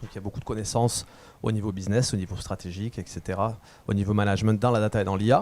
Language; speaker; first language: French; native; French